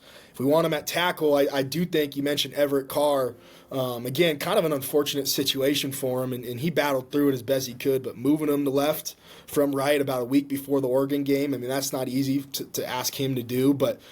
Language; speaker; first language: English; native; English